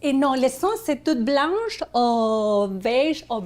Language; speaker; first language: French; non-native, learner; Spanish